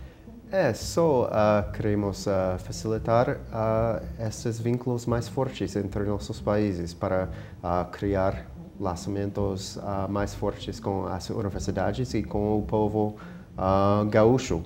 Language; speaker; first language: Portuguese; non-native, fluent; English